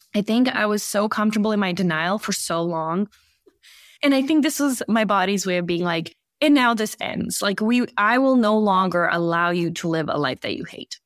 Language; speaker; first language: English; early bilingual, other home language; Bosnian